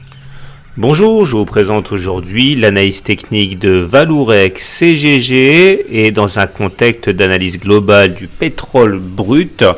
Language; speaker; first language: French; native; French